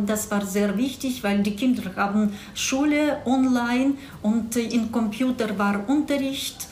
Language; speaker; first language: German; non-native, fluent; Russian